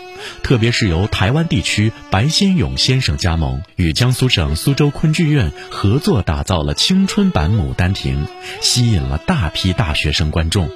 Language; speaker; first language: Chinese; native; Chinese